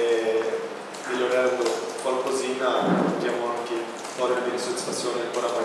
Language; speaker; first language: Italian; non-native, fluent; Portuguese